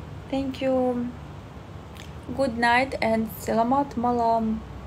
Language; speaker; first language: English; non-native, learner; Russian